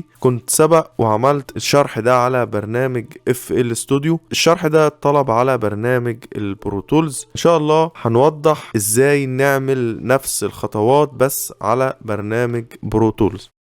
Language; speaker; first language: Arabic; native; Arabic